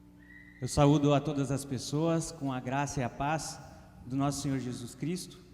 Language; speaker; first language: Portuguese; native; Portuguese